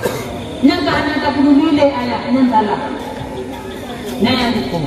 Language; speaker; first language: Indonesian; non-native, local second language; Achinese